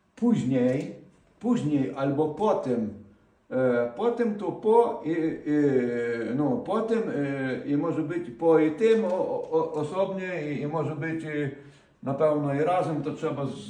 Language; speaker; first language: Polish; non-native, fluent; Ukrainian